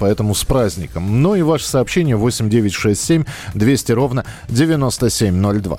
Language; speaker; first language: Russian; native; Russian